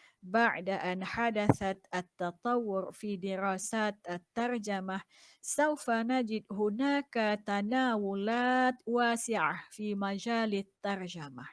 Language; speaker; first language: Arabic; non-native, fluent; Malay